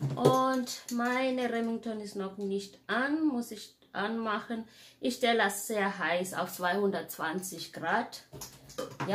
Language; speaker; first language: German; non-native, fluent; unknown